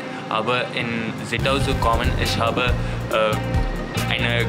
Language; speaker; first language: German; non-native, learner; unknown